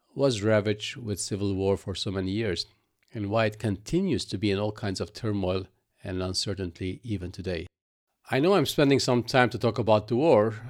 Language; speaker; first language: English; non-native, fluent; Arabic